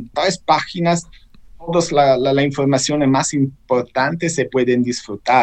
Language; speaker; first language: Spanish; non-native, fluent; Italian